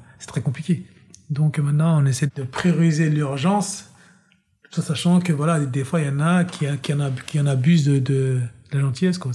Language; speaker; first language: French; early bilingual, other home language; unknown